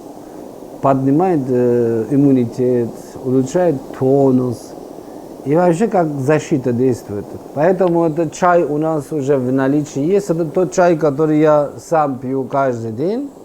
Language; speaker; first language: Russian; non-native, fluent; Persian